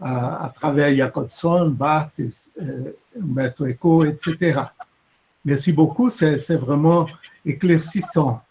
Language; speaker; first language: French; non-native, fluent; Portuguese